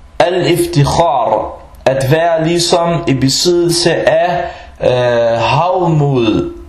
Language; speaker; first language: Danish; early bilingual, other home language; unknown